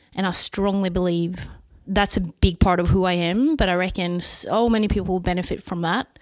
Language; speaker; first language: English; non-native, fluent; Swedish